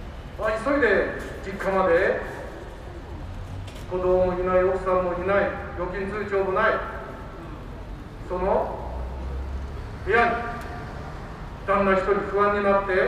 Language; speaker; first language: Japanese; native; Japanese